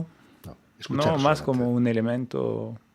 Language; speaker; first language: Spanish; non-native, fluent; French